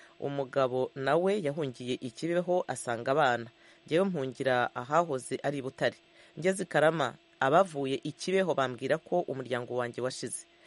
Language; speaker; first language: Kinyarwanda; native; Kinyarwanda